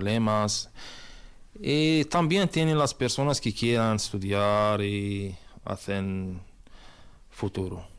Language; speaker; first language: Spanish; non-native, learner; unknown